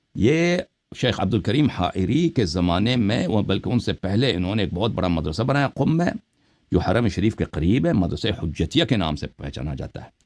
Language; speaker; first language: Urdu; early bilingual, heritage; Urdu